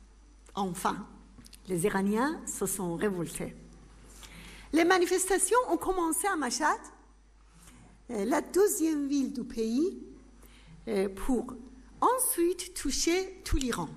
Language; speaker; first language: French; non-native, fluent; Persian